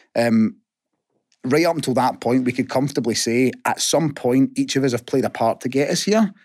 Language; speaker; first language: English; native; English